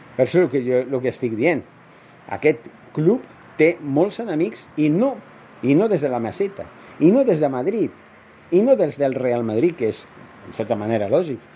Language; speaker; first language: Catalan; non-native, local second language; Spanish